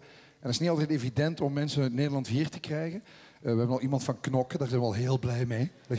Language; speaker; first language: Dutch; native; Dutch